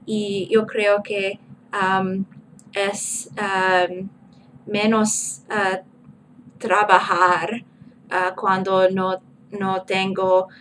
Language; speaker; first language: Spanish; non-native, learner; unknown